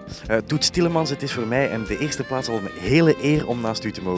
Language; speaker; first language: Dutch; native; Dutch